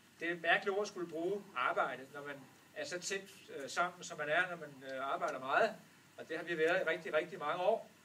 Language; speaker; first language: Danish; native; Danish